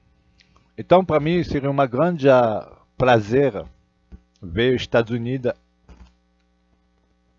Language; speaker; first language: Portuguese; non-native, fluent; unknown